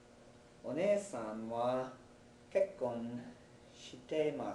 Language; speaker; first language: Japanese; non-native, learner; English